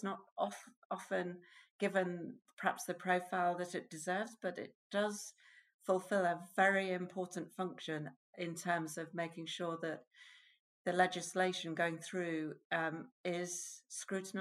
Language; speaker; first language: English; native; English